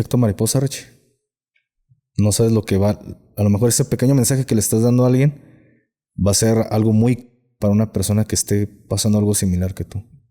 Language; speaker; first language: Spanish; native; Spanish